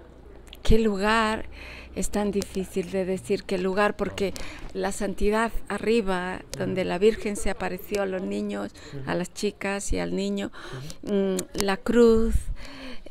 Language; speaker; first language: Spanish; early bilingual, heritage; Spanish